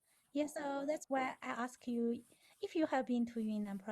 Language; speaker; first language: English; non-native, learner; Chinese